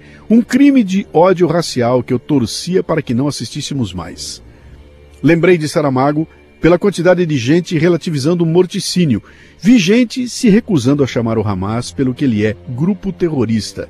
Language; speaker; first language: Portuguese; native; Portuguese